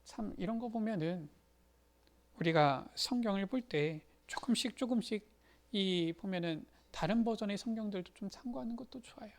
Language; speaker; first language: Korean; native; Korean